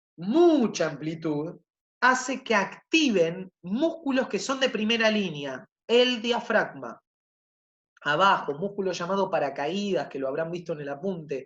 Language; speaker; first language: Spanish; native; Spanish